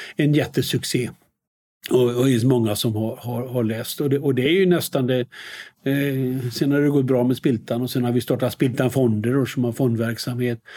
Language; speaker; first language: Swedish; native; Swedish